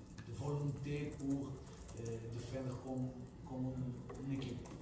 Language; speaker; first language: French; non-native, fluent; Portuguese